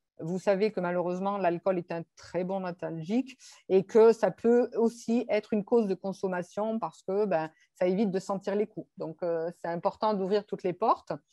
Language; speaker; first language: French; native; French